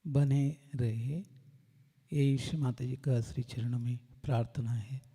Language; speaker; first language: Hindi; non-native, local second language; Kannada